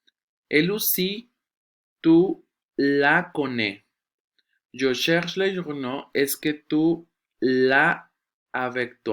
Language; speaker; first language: French; non-native, fluent; Spanish